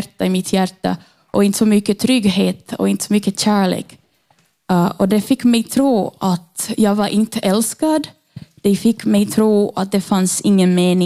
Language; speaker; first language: Swedish; non-native, fluent; Portuguese